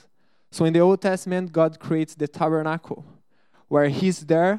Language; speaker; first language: English; non-native, fluent; Portuguese